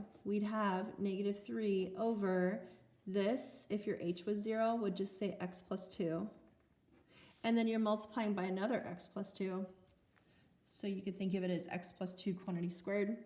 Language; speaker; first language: English; native; English